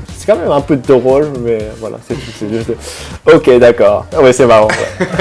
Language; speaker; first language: French; non-native, fluent; Japanese